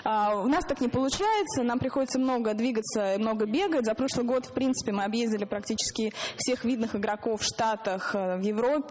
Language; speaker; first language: Russian; native; Russian